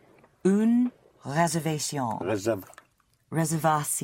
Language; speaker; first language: French; non-native, learner; English